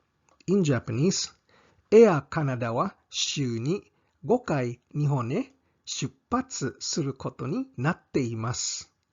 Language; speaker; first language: Japanese; non-native, fluent; English